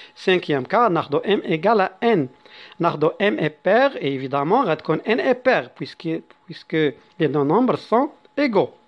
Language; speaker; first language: French; non-native, local second language; Arabic